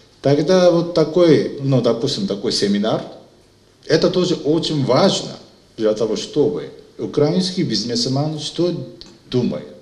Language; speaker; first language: Russian; non-native, fluent; Japanese